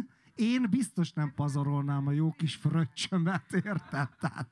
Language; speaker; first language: Hungarian; native; Hungarian